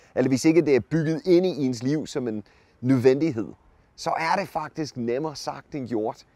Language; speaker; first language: Danish; non-native, fluent; English